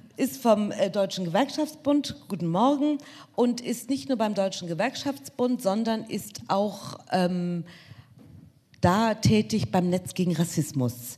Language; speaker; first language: German; native; German